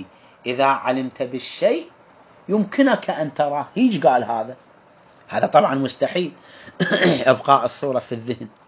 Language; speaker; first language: Arabic; native; Arabic